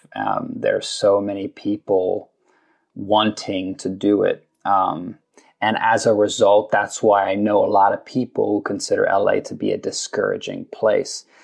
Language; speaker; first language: English; native; English